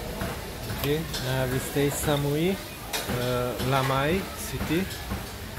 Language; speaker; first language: English; non-native, learner; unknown